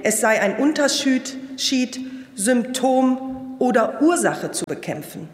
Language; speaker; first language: German; early bilingual, other home language; Turkish